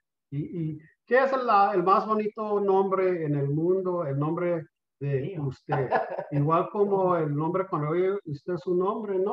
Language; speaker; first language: Spanish; early bilingual, heritage; Spanish